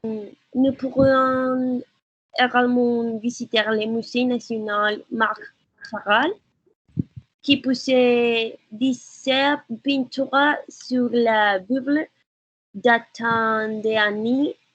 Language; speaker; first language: French; non-native, learner; Spanish